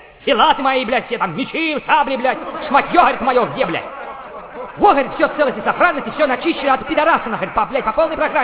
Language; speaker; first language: Russian; native; Russian